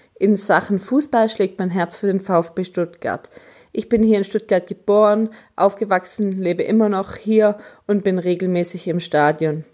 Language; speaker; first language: German; native; German